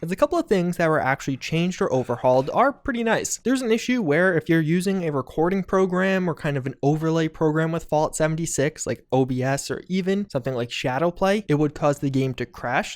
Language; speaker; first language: English; native; English